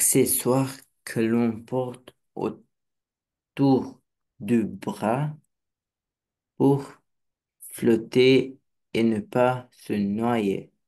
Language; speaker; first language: French; non-native, learner; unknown